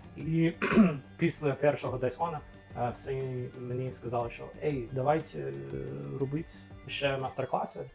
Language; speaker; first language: Ukrainian; non-native, fluent; English